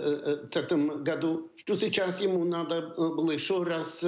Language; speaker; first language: Russian; non-native, fluent; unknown